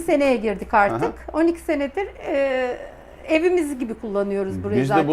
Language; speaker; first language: Turkish; native; Turkish